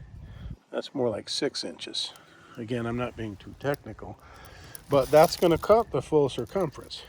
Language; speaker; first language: English; native; English